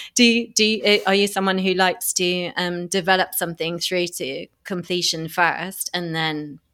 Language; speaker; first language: English; native; English